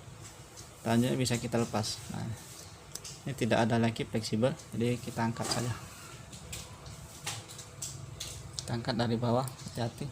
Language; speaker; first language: Indonesian; native; Indonesian